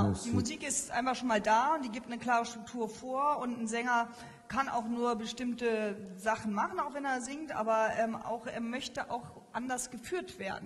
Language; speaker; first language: German; native; German